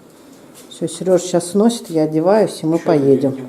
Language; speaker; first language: Russian; native; Russian